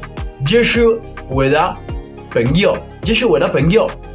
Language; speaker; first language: Chinese; non-native, learner; French